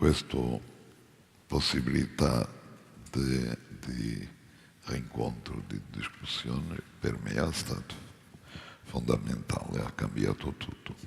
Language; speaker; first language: Italian; non-native, fluent; Portuguese